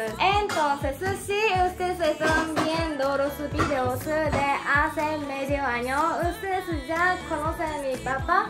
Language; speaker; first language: Spanish; non-native, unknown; Japanese